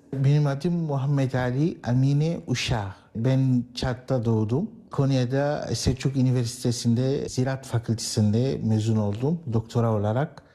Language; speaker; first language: Turkish; non-native, learner; Arabic